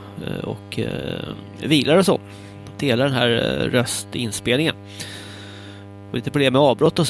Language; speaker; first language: Swedish; native; Swedish